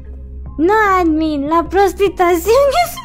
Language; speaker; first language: Spanish; early bilingual, heritage; Spanish